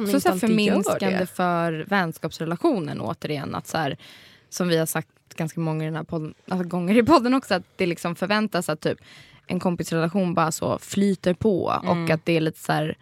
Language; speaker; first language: Swedish; native; Swedish